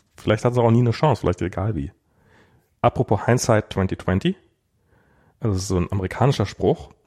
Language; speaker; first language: German; native; German